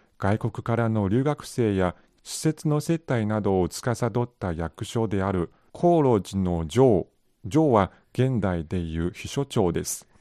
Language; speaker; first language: Japanese; non-native, fluent; Chinese